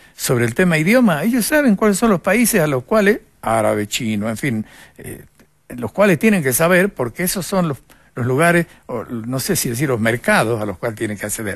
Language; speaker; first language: Spanish; native; Spanish